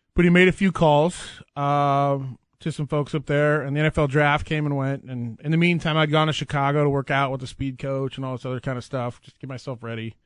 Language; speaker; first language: English; native; English